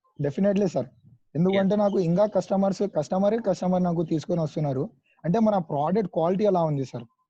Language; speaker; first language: Telugu; non-native, local second language; Urdu